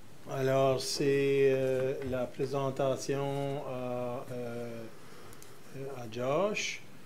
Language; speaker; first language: French; native; French